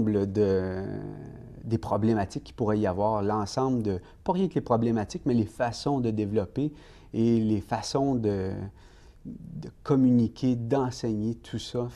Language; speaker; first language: French; native; French